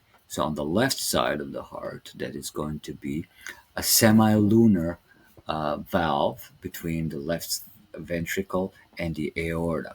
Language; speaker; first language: English; non-native, fluent; Serbian